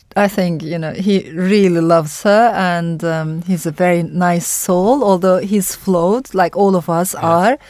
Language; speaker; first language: English; non-native, fluent; Turkish